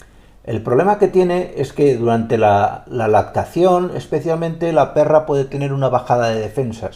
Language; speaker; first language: Spanish; native; Spanish